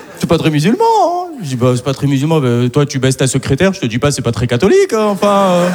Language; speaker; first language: French; non-native, local second language; Arabic